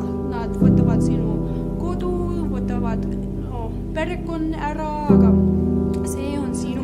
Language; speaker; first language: Estonian; early bilingual, heritage; Estonian